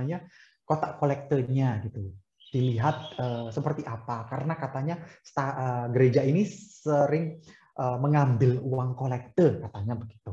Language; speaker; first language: Indonesian; native; Indonesian